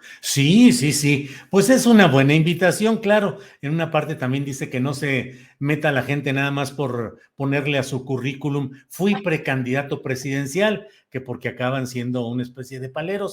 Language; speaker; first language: Spanish; native; Spanish